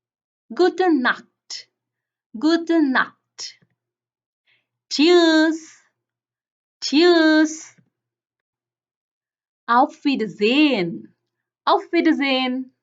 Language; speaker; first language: German; non-native, fluent; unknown